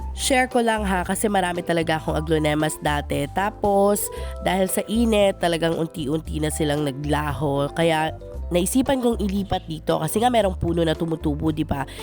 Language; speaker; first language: Filipino; non-native, local second language; Cebuano